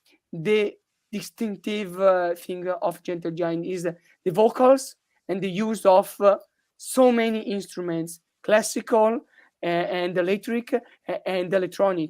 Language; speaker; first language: English; non-native, learner; Italian